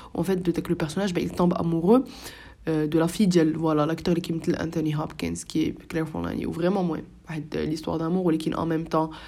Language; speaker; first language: French; non-native, local second language; Arabic